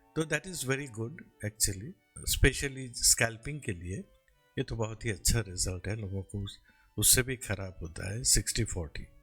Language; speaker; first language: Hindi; non-native, local second language; Bangla